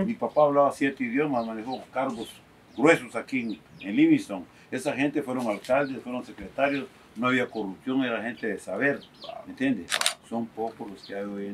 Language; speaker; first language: Spanish; native; Spanish